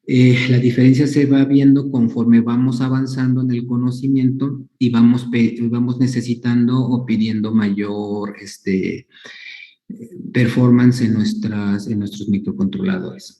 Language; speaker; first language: Spanish; native; Spanish